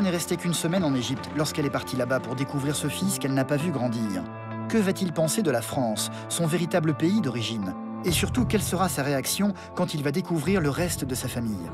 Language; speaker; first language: French; native; French